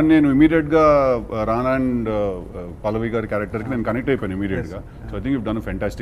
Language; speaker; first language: Telugu; native; Telugu